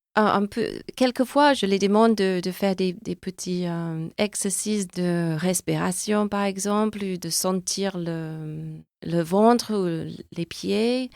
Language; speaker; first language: French; non-native, fluent; English